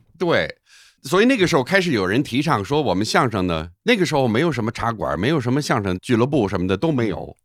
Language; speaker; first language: Chinese; non-native, fluent; English